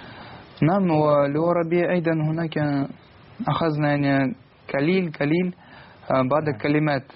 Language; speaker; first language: Arabic; non-native, learner; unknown